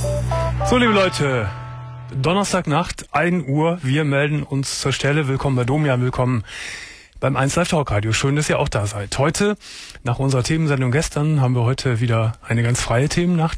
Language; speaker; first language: German; native; German